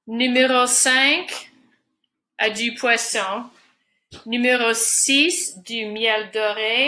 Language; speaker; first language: French; non-native, fluent; English